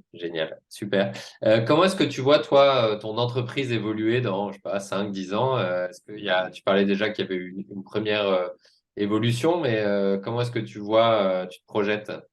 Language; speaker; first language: French; native; French